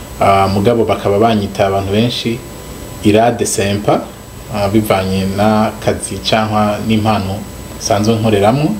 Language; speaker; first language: Rundi; native; Rundi